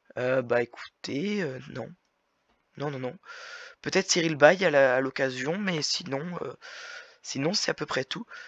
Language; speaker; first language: French; native; French